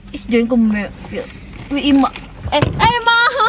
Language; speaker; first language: German; non-native, learner; Indonesian